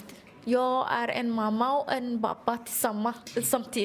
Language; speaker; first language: Swedish; non-native, learner; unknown